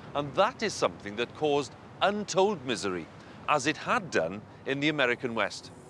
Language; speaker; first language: English; non-native, local second language; Welsh